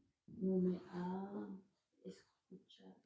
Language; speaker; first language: Spanish; non-native, learner; French